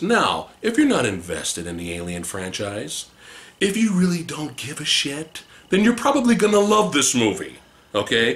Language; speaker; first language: English; native; English